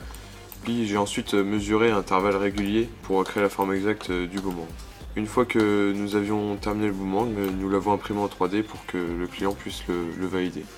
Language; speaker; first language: French; native; French